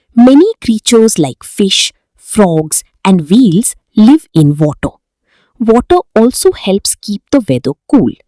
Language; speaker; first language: English; non-native, local second language; Gujarati